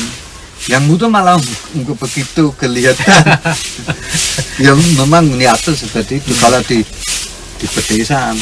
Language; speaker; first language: Indonesian; non-native, fluent; German